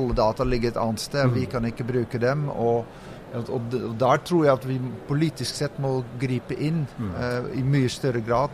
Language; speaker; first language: Norwegian; non-native, fluent; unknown